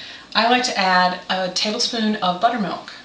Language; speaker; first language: English; native; English